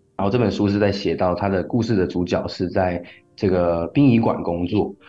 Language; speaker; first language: Chinese; native; Chinese